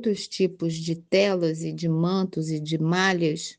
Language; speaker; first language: Portuguese; native; Portuguese